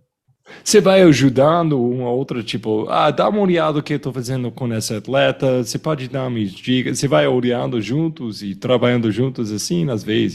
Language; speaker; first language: Portuguese; non-native, fluent; English